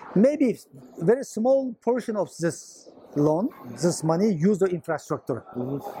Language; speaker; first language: English; non-native, learner; Chinese